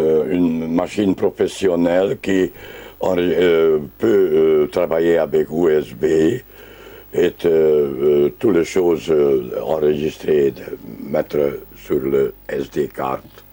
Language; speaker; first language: French; non-native, learner; Romanian